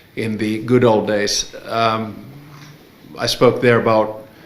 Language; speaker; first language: English; non-native, fluent; Finnish